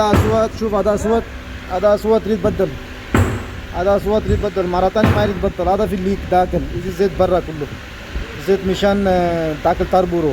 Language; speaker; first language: Arabic; non-native, learner; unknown